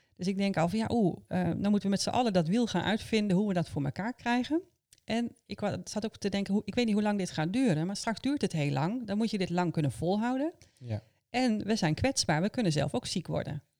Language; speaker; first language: Dutch; native; Dutch